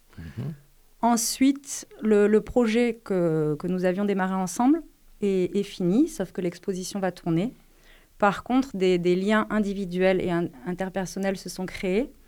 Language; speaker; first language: French; native; French